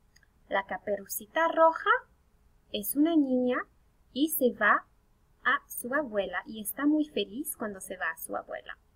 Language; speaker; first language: Spanish; non-native, fluent; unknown